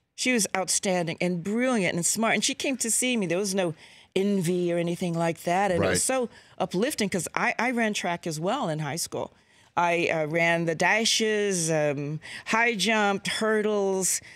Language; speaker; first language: English; native; English